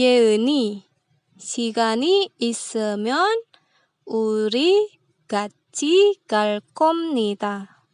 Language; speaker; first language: Korean; non-native, fluent; Indonesian